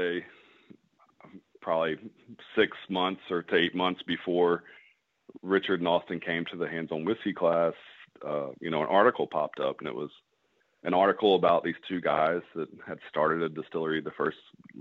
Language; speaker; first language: English; native; English